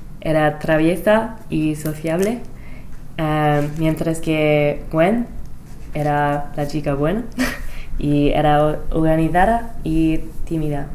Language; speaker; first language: Spanish; non-native, learner; English